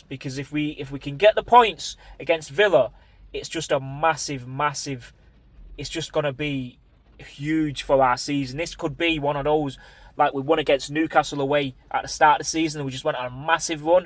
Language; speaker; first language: English; native; English